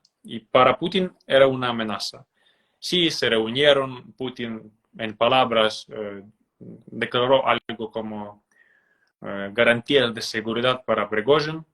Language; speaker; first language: Spanish; non-native, fluent; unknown